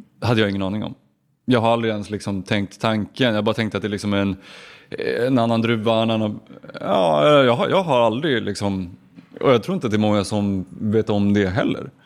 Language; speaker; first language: Swedish; native; Swedish